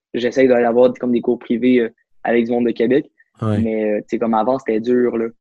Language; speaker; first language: French; native; French